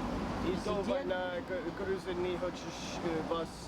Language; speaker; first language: Russian; non-native, learner; English